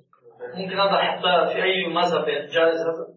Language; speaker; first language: Arabic; non-native, learner; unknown